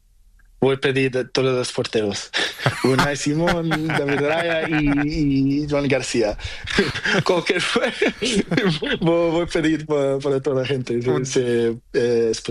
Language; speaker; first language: Spanish; non-native, learner; Portuguese